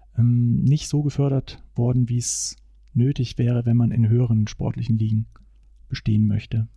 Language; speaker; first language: German; native; German